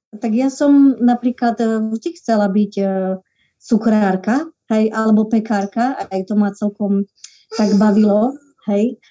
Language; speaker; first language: Slovak; native; Slovak